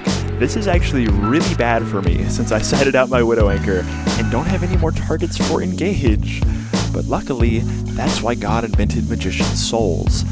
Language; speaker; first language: English; native; English